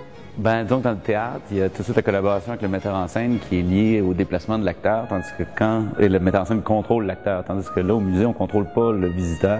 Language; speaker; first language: French; native; French